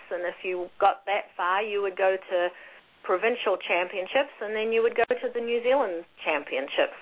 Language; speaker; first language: English; native; English